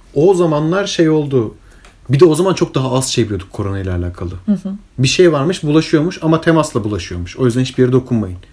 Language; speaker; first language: Turkish; early bilingual, heritage; Turkish